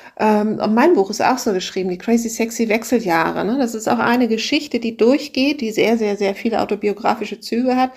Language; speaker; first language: German; native; German